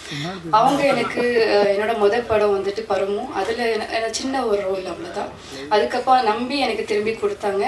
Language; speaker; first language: Tamil; non-native, fluent; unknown